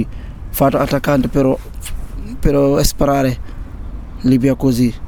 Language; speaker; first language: Italian; non-native, learner; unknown